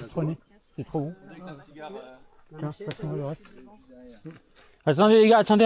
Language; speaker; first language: French; native; French